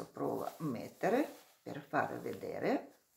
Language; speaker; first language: Italian; non-native, learner; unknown